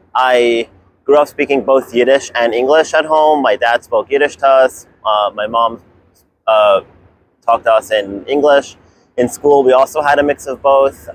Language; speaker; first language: English; native; English